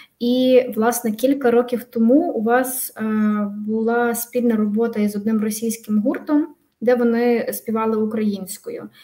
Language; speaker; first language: Ukrainian; native; Ukrainian